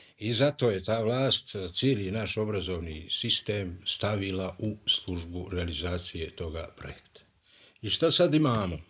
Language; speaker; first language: Serbian; native; Serbian